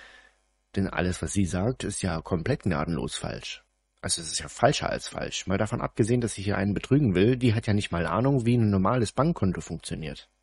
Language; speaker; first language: German; native; German